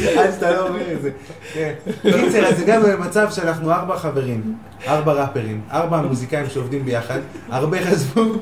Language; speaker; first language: Hebrew; native; Hebrew